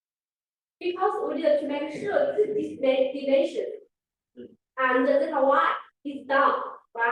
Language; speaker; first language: English; non-native, learner; Chinese